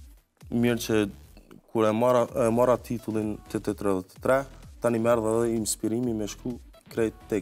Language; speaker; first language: Albanian; early bilingual, heritage; Albanian